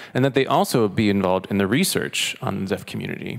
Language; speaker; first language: English; non-native, fluent; Chinese